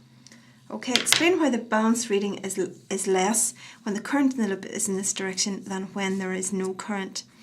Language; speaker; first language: English; native; English